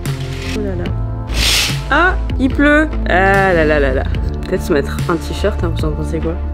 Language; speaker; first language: French; native; French